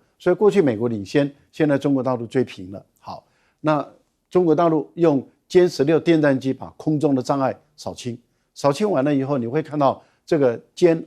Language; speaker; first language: Chinese; native; Chinese